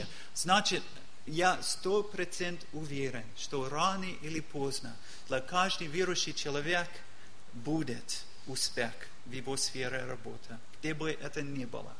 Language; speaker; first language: Russian; non-native, learner; English